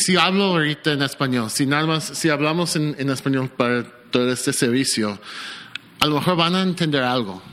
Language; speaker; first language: Spanish; non-native, fluent; English